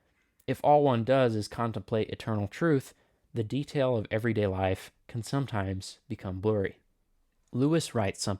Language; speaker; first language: English; native; English